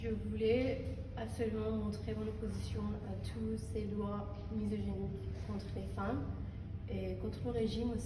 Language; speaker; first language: French; non-native, fluent; Persian